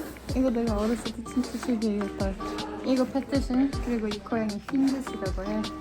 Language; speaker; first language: Korean; non-native, fluent; Norwegian